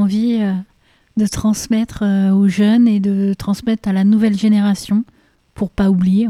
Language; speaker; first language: French; native; French